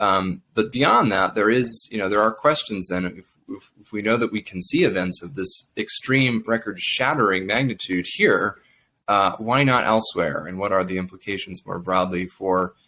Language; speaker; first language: English; native; English